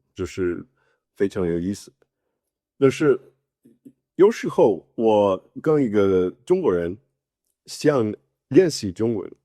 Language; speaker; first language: Chinese; non-native, learner; Portuguese